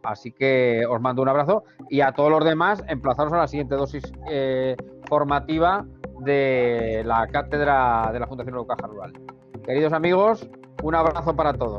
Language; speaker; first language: Spanish; native; Spanish